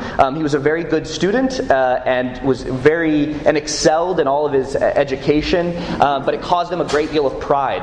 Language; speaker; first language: English; native; English